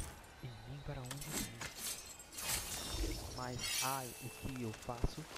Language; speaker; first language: Portuguese; native; Portuguese